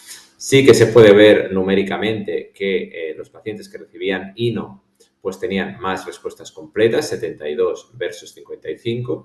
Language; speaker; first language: Spanish; native; Spanish